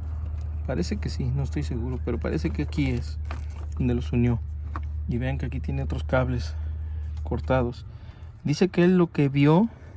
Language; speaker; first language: Spanish; native; Spanish